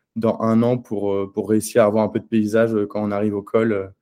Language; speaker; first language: French; native; French